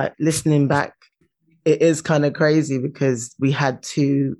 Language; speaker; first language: English; native; English